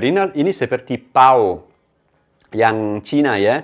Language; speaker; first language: Indonesian; non-native, learner; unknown